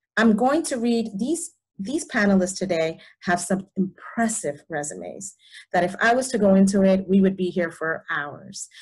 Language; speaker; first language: English; early bilingual, other home language; Spanish